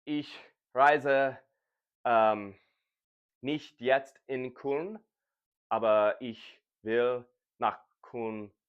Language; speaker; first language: German; non-native, learner; English